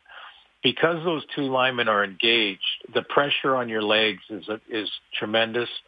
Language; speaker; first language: English; native; English